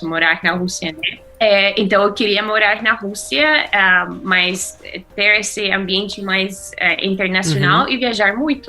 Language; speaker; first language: Portuguese; non-native, fluent; Russian